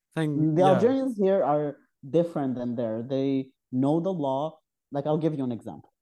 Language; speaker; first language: English; non-native, fluent; Arabic